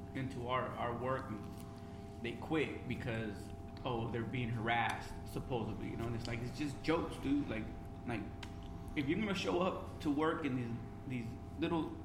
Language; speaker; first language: English; native; English